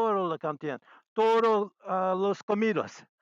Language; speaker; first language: Spanish; non-native, learner; English